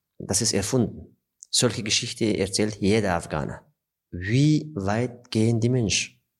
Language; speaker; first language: German; non-native, fluent; Persian